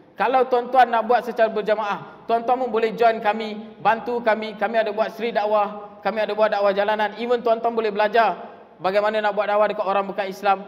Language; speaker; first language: Malay; non-native, local second language; Tamil